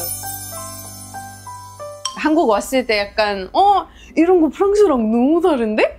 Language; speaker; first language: Korean; non-native, fluent; Arabic